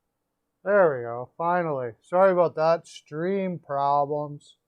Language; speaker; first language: English; native; English